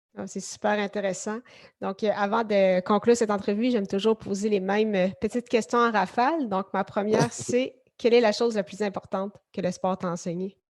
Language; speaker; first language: French; native; French